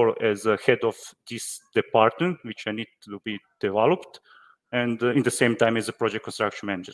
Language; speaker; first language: English; non-native, learner; Croatian